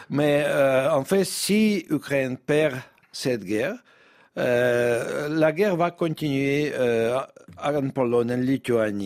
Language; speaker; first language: French; non-native, fluent; Russian